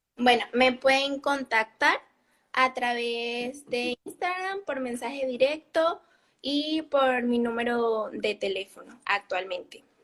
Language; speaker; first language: Spanish; native; Spanish